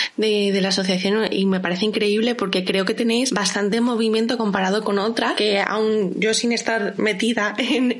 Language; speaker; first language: Spanish; native; Spanish